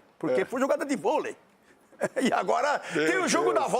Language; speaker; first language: Portuguese; native; Portuguese